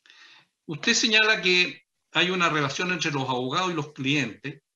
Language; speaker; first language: Spanish; native; Spanish